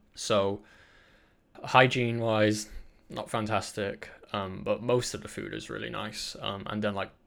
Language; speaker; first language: English; native; English